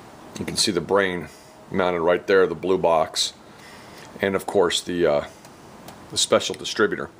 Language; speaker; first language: English; native; English